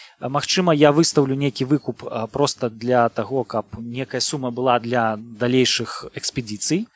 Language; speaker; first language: Belarusian; native; Belarusian